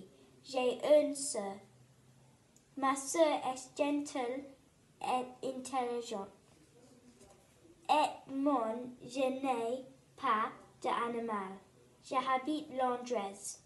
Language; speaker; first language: French; non-native, learner; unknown